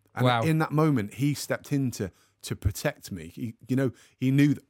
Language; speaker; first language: English; native; English